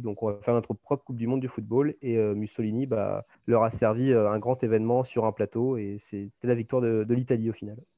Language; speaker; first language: French; native; French